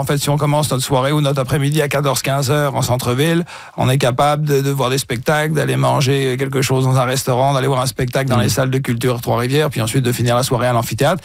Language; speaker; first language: French; native; French